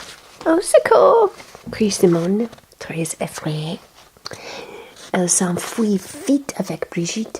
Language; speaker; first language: French; non-native, learner; English